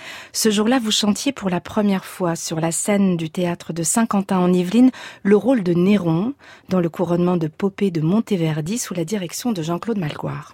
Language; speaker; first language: French; native; French